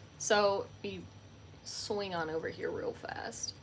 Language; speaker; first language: English; native; English